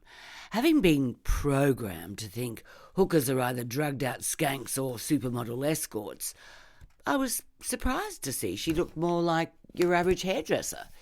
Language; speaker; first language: English; native; English